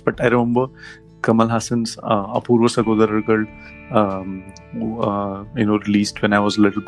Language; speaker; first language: English; non-native, local second language; Tamil